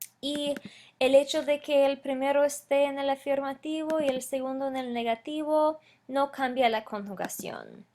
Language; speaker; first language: Spanish; non-native, fluent; English